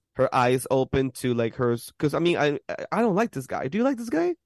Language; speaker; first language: English; early bilingual, other home language; Spanish